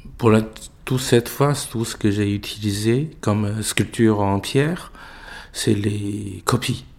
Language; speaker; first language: French; non-native, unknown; Chinese